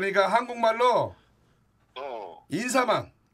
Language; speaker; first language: Korean; native; Korean